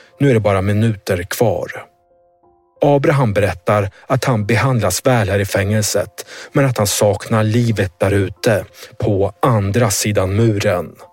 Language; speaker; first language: Swedish; native; Swedish